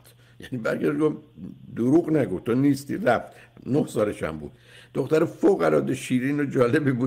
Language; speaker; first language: Persian; native; Persian